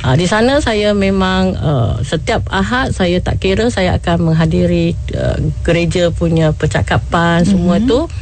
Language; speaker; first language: Malay; non-native, local second language; Chinese